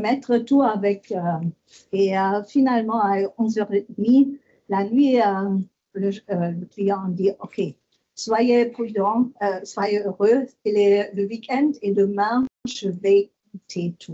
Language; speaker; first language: French; non-native, learner; German